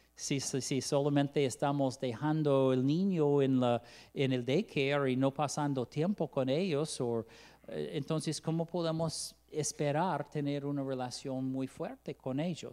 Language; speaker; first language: Spanish; non-native, fluent; English